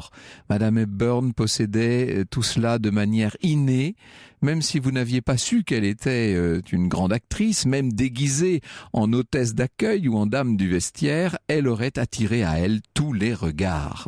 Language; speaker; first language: French; native; French